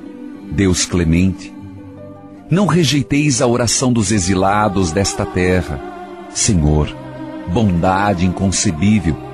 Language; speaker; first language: Portuguese; native; Portuguese